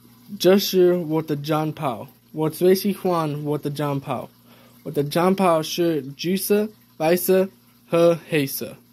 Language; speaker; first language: Chinese; non-native, learner; English